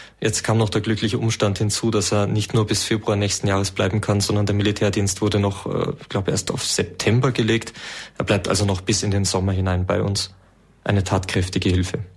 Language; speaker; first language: German; native; German